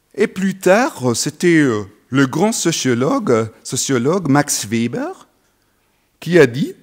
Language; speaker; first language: French; non-native, fluent; German